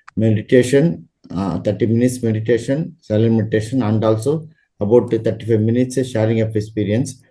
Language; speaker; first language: English; non-native, local second language; Tamil